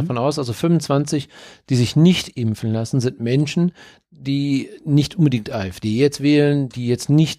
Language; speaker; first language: German; native; German